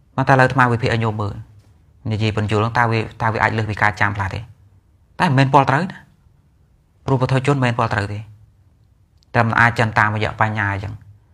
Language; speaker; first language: Khmer; native; Khmer